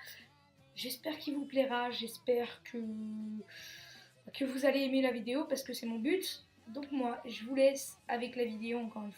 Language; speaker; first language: French; native; French